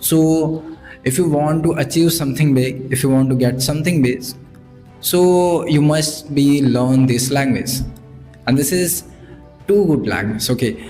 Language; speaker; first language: English; non-native, learner; Bhojpuri